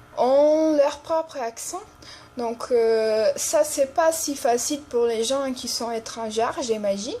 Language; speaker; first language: French; non-native, fluent; Portuguese